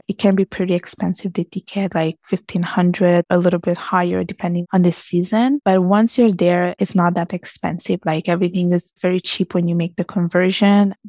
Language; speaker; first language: English; early bilingual, heritage; Italian